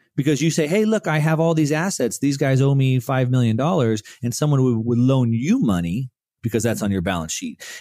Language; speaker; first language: English; native; English